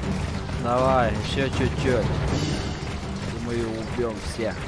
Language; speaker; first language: Russian; non-native, local second language; Romanian